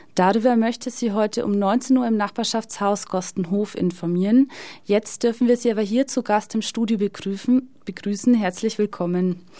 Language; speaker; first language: German; native; German